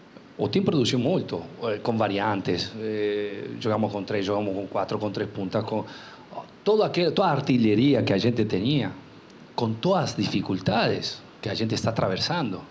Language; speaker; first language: Portuguese; non-native, local second language; Spanish